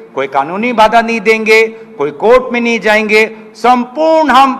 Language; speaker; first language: Hindi; non-native, local second language; Assamese